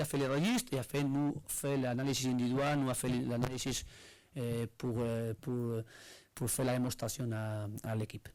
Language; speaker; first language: French; non-native, learner; Spanish